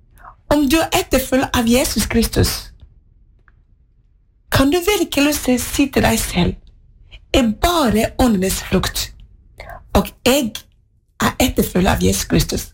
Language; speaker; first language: Norwegian; non-native, fluent; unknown